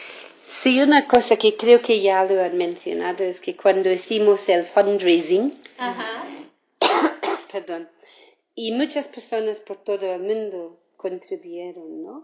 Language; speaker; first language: Spanish; non-native, fluent; English